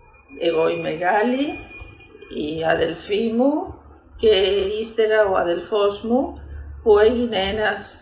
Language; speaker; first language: Greek; early bilingual, heritage; Greek